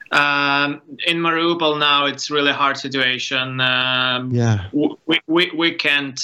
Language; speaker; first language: English; non-native, learner; Ukrainian